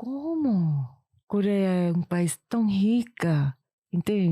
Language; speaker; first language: Portuguese; non-native, fluent; Korean